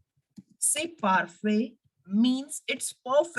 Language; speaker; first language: French; non-native, fluent; Hindi